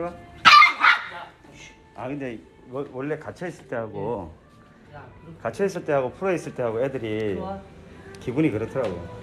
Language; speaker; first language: Korean; native; Korean